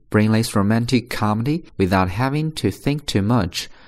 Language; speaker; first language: English; non-native, fluent; Chinese